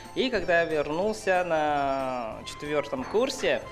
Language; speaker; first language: Russian; non-native, fluent; Chinese